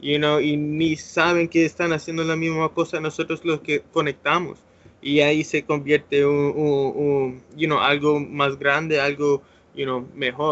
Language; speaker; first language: Spanish; early bilingual, heritage; English